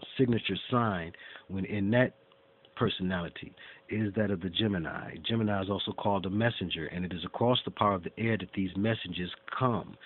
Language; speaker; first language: English; native; English